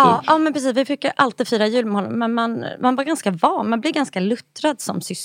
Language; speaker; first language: Swedish; native; Swedish